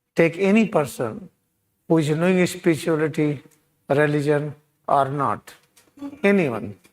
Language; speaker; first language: English; non-native, local second language; Hindi